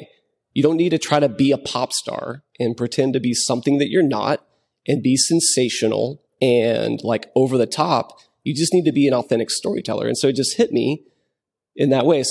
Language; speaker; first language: English; native; English